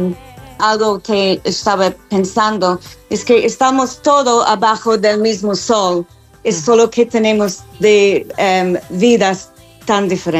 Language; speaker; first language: Spanish; non-native, fluent; English